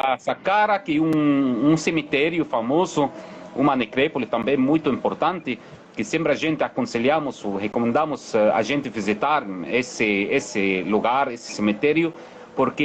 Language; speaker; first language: Portuguese; non-native, fluent; Arabic